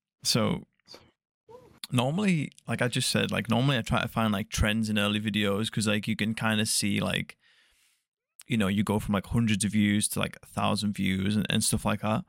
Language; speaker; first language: English; native; English